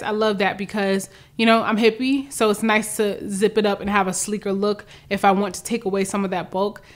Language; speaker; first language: English; native; English